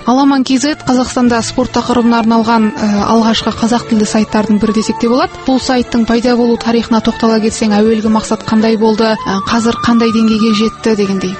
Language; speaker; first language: Kazakh; native; Kazakh